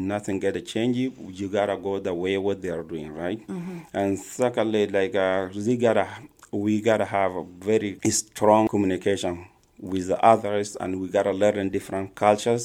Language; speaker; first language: English; non-native, learner; Arabic